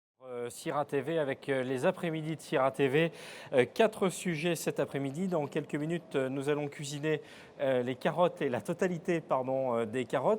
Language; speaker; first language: French; native; French